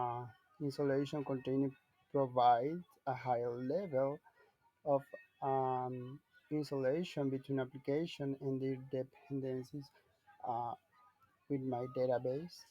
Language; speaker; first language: English; non-native, learner; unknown